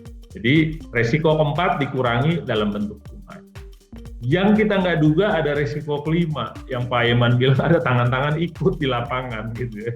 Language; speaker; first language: Indonesian; native; Indonesian